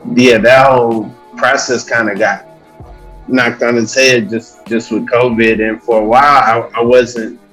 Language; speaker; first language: English; native; English